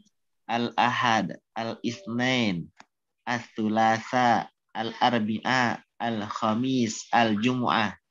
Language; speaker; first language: Arabic; non-native, learner; Indonesian